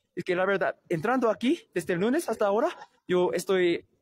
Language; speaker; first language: Spanish; non-native, learner; Korean